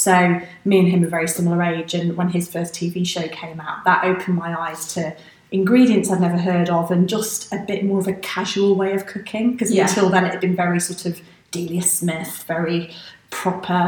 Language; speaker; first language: English; native; English